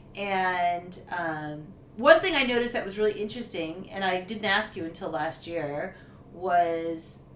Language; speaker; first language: English; native; English